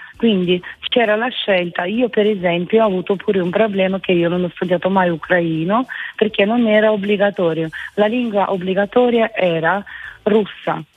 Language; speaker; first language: Italian; non-native, fluent; Ukrainian